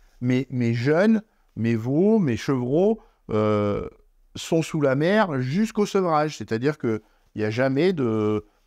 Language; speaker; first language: French; native; French